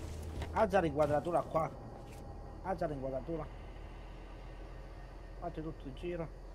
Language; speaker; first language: Italian; native; Italian